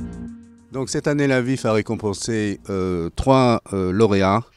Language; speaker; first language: French; native; French